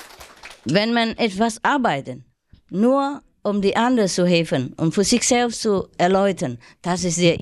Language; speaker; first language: German; non-native, learner; Vietnamese